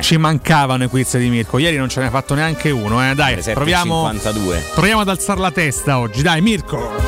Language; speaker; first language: Italian; native; Italian